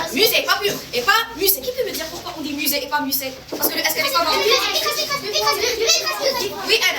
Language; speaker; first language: French; non-native, local second language; Arabic